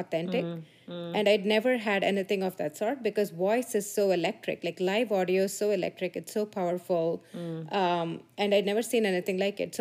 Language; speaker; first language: English; non-native, local second language; Tamil